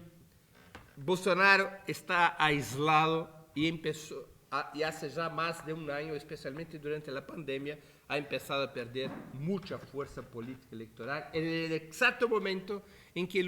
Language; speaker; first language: Spanish; non-native, fluent; Portuguese